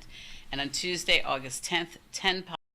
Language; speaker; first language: English; native; English